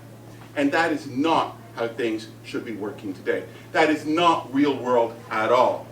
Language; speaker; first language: English; native; English